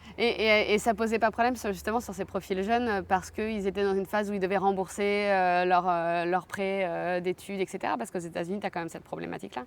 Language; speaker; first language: French; native; French